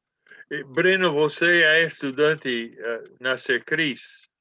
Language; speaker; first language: Portuguese; non-native, fluent; English